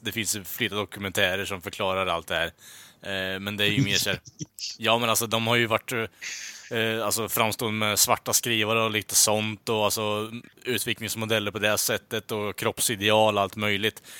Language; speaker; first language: Swedish; native; Swedish